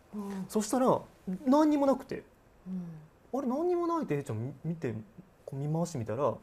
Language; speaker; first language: Japanese; native; Japanese